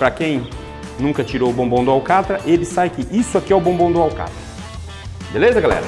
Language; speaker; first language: Portuguese; native; Portuguese